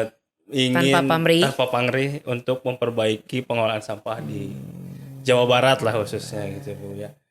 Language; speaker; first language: Indonesian; native; Indonesian